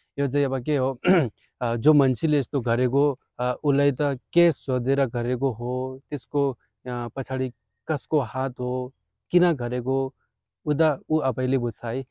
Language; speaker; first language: Nepali; non-native, fluent; Hindi